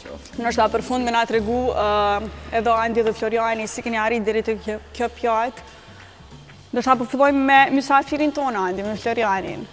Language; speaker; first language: Albanian; native; Albanian